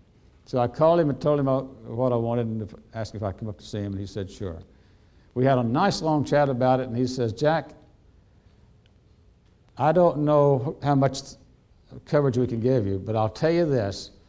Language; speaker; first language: English; native; English